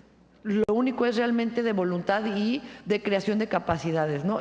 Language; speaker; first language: Spanish; native; Spanish